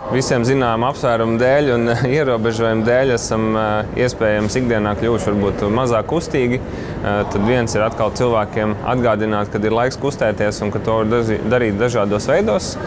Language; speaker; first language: Latvian; native; Latvian